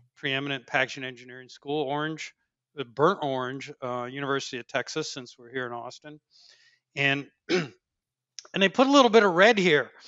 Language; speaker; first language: English; native; English